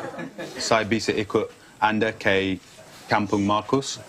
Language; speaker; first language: Indonesian; non-native, learner; English